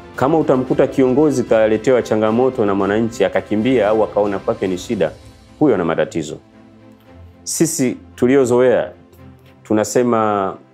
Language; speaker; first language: Swahili; native; Swahili